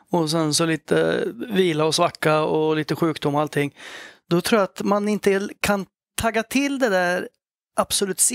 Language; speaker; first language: Swedish; native; Swedish